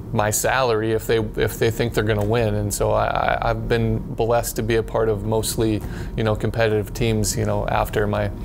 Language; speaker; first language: English; native; English